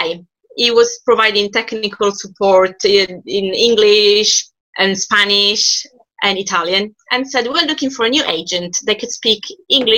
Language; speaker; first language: English; non-native, fluent; Italian